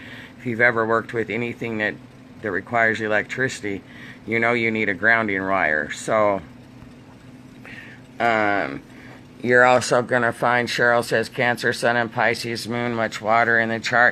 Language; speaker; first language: English; native; English